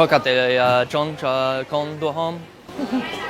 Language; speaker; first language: Vietnamese; non-native, learner; English